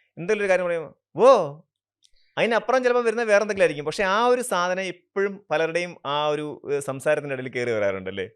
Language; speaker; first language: Malayalam; native; Malayalam